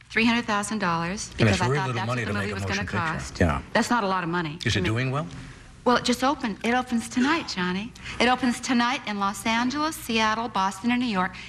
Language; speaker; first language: English; native; English